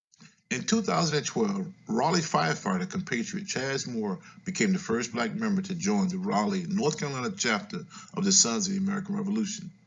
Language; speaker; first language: English; native; English